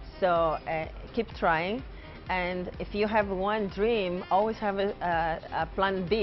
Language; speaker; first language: English; non-native, fluent; Portuguese